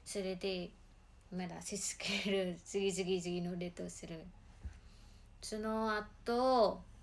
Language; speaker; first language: Japanese; non-native, learner; Mongolian